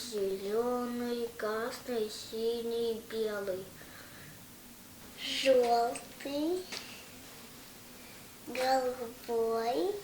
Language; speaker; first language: Russian; non-native, local second language; Yakut